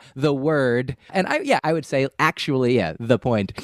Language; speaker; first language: English; native; English